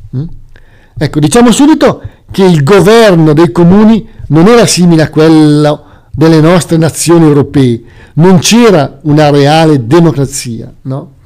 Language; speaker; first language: Italian; native; Italian